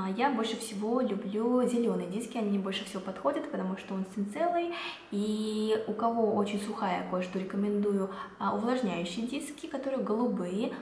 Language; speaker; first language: Russian; non-native, fluent; Korean